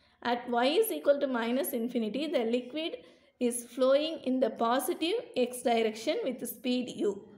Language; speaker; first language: English; non-native, local second language; Tamil